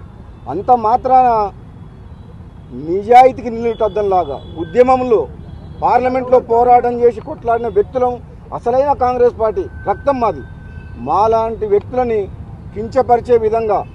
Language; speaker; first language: Telugu; native; Telugu